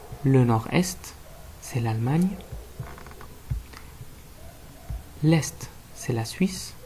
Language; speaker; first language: French; non-native, fluent; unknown